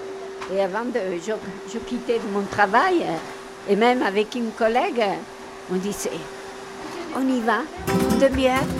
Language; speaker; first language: French; non-native, fluent; Spanish